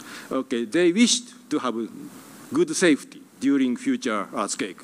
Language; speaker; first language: English; non-native, fluent; Japanese